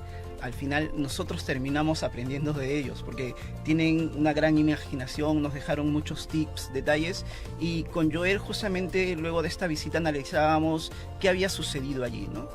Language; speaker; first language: Spanish; native; Spanish